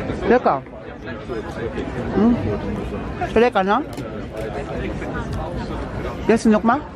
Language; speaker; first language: German; non-native, learner; Filipino